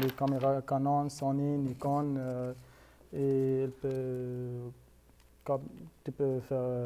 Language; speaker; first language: French; non-native, fluent; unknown